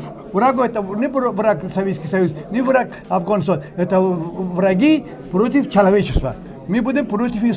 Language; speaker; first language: Russian; non-native, learner; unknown